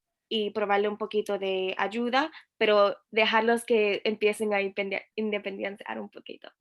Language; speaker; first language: Spanish; early bilingual, heritage; Spanish